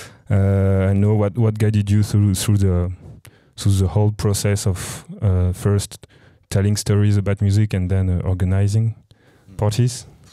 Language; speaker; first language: English; non-native, fluent; French